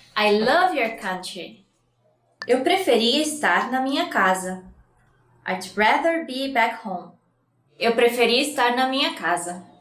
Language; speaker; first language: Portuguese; native; Portuguese